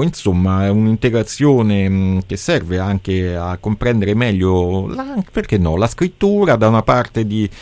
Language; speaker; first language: Italian; native; Italian